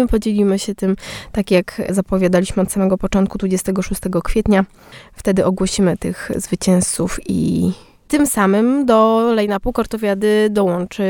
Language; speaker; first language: Polish; native; Polish